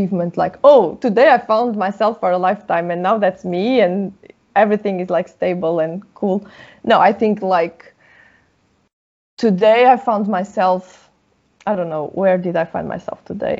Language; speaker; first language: English; non-native, fluent; Portuguese